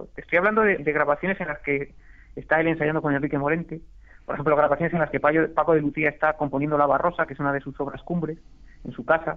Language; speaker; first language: Spanish; native; Spanish